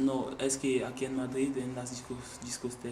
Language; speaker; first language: Spanish; non-native, learner; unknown